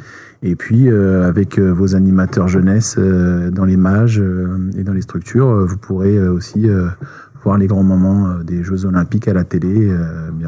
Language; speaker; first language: French; native; French